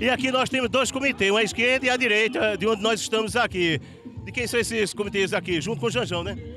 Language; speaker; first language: Portuguese; native; Portuguese